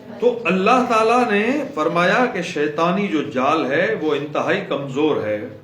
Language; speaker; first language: Urdu; non-native, local second language; Sindhi